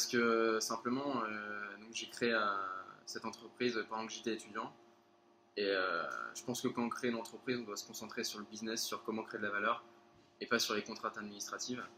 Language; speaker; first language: French; native; French